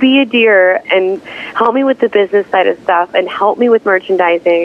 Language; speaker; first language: English; native; English